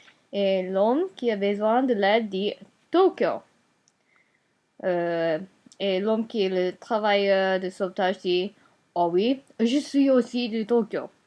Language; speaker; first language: French; non-native, learner; Japanese